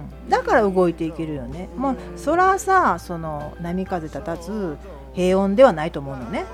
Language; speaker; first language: Japanese; native; Japanese